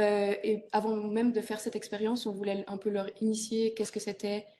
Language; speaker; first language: French; native; French